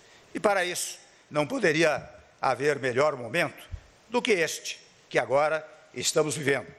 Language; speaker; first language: Portuguese; native; Portuguese